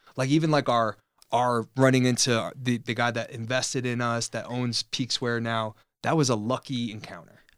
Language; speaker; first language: English; native; English